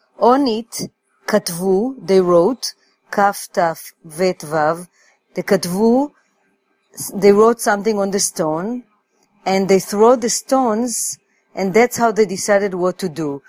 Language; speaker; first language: English; non-native, fluent; Hebrew